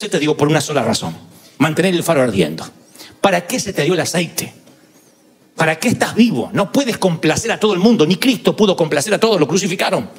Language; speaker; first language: Spanish; native; Spanish